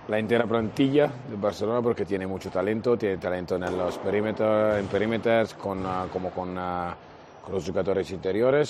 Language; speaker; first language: Spanish; non-native, fluent; Italian